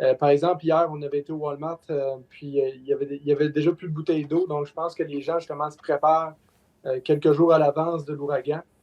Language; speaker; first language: French; native; French